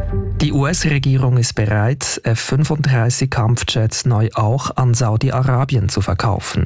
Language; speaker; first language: German; native; German